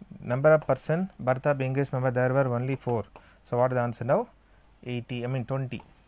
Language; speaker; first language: English; non-native, local second language; Tamil